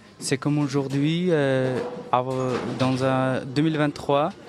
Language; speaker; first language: French; non-native, learner; Persian